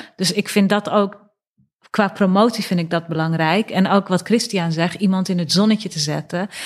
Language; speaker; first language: Dutch; early bilingual, other home language; Persian